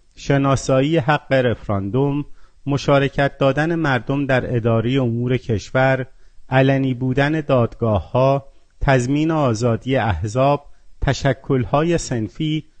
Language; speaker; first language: Persian; non-native, local second language; Azerbaijani